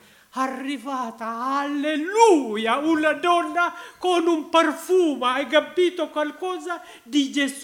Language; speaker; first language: Italian; non-native, learner; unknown